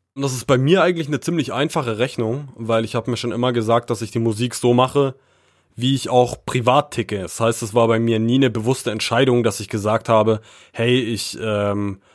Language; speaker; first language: German; native; German